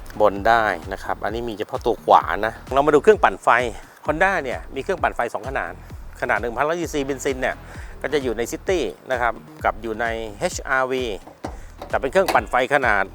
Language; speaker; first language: Thai; native; Thai